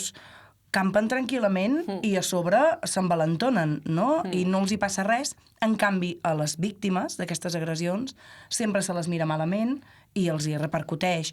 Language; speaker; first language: Catalan; native; Catalan